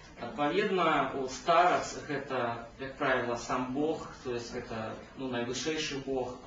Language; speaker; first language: Belarusian; native; Belarusian